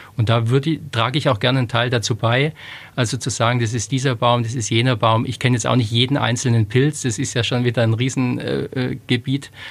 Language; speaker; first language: German; native; German